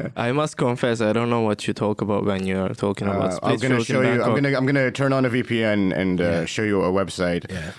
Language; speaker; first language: English; early bilingual, heritage; Arabic